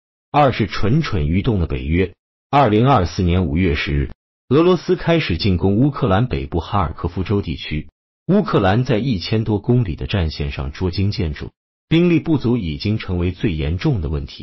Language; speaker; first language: Chinese; native; Chinese